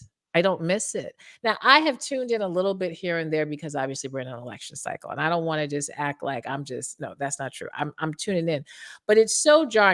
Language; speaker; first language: English; native; English